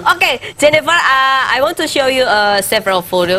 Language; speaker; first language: English; non-native, learner; Indonesian